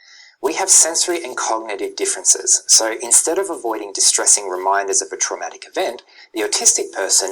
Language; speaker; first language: English; native; English